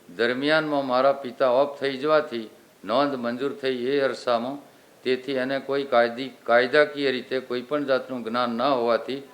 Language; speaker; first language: Gujarati; non-native, local second language; Rathawi